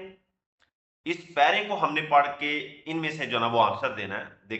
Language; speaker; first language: Urdu; non-native, local second language; Punjabi